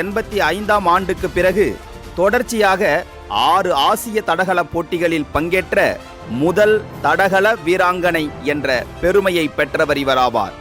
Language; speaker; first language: Tamil; native; Tamil